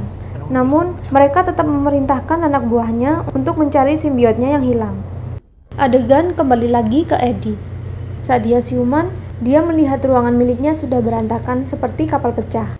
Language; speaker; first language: Indonesian; native; Indonesian